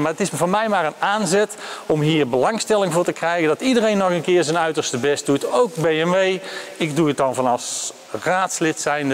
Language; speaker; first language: Dutch; native; Dutch